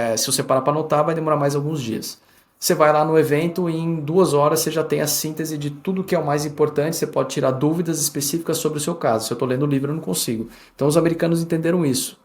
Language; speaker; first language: Portuguese; early bilingual, heritage; Portuguese